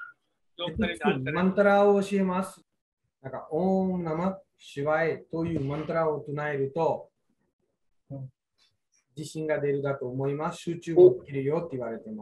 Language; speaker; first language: Japanese; non-native, fluent; Hindi